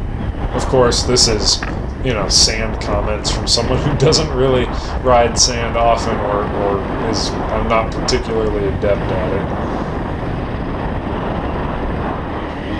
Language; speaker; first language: English; native; English